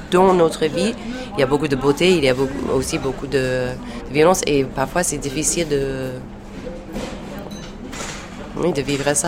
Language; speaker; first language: French; non-native, fluent; English